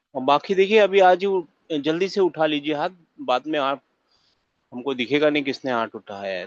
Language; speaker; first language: Hindi; native; Hindi